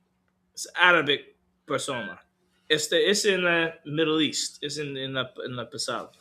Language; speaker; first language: Spanish; non-native, learner; English